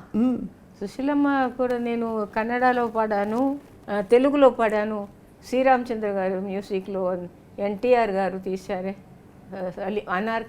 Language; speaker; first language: Telugu; non-native, local second language; Tamil